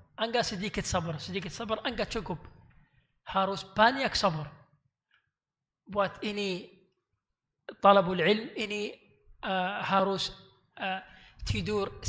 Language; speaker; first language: Indonesian; non-native, learner; Arabic